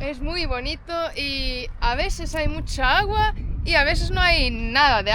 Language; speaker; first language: Spanish; non-native, fluent; Portuguese